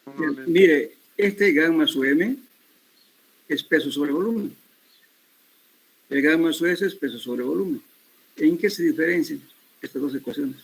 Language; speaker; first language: Spanish; native; Spanish